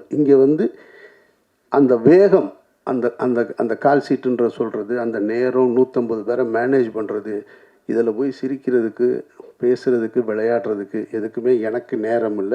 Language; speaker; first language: Tamil; native; Tamil